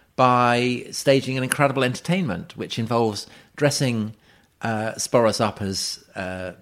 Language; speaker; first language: English; native; English